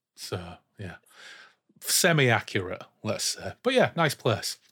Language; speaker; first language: English; native; English